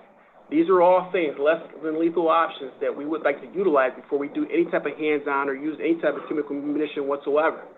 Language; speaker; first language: English; native; English